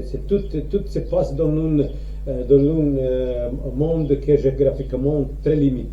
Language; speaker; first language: French; non-native, learner; Croatian